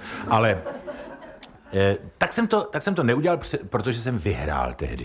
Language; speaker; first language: Czech; native; Czech